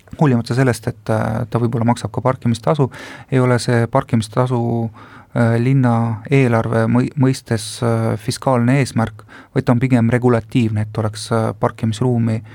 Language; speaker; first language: Estonian; non-native, local second language; Russian